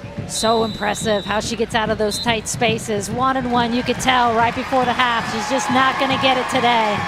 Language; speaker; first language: English; native; English